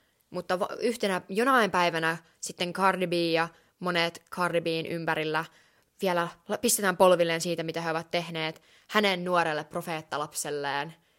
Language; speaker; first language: Finnish; native; Finnish